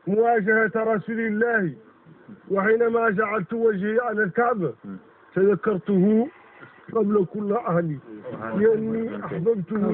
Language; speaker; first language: Arabic; non-native, fluent; Fula